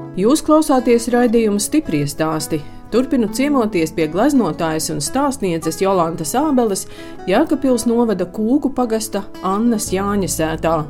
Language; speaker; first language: Latvian; native; Latvian